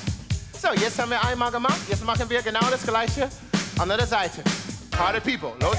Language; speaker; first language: German; non-native, fluent; English